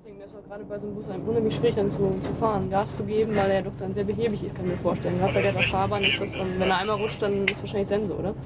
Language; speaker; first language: German; native; German